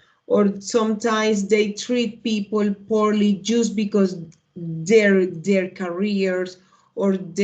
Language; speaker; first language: English; non-native, learner; Spanish